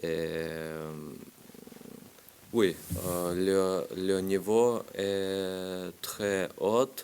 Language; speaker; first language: French; non-native, learner; Russian